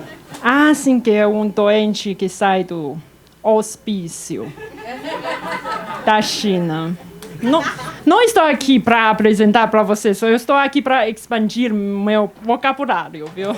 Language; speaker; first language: Portuguese; non-native, fluent; Chinese